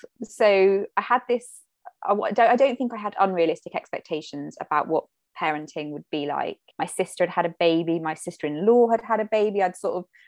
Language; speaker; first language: English; native; English